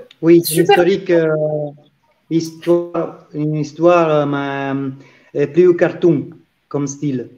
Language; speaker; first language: French; non-native, learner; Italian